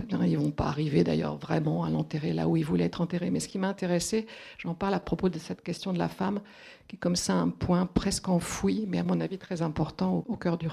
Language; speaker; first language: French; native; French